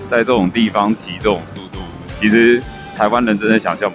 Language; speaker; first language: Chinese; native; Chinese